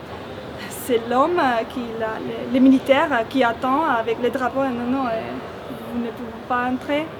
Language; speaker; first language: French; non-native, fluent; Spanish